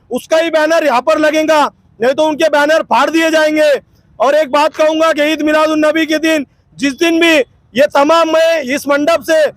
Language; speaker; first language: Hindi; non-native, local second language; Urdu